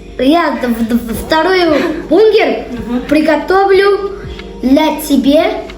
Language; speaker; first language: Russian; non-native, local second language; Kazakh